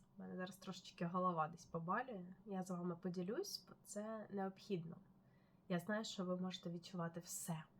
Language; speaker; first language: Ukrainian; non-native, local second language; Russian